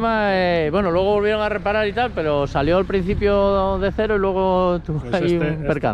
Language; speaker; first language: Spanish; native; Spanish